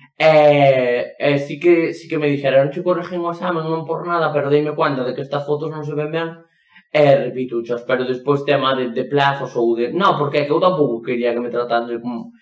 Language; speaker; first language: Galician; non-native, local second language; Spanish